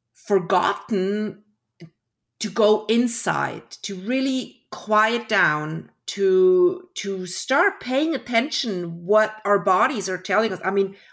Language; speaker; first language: English; early bilingual, other home language; German